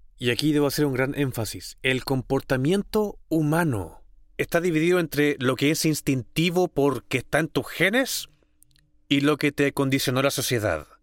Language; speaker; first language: Spanish; native; Spanish